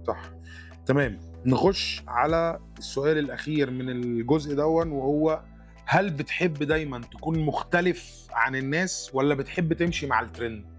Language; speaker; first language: Arabic; native; Arabic